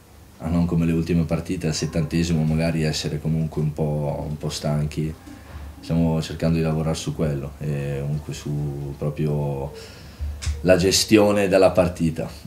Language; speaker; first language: Italian; native; Italian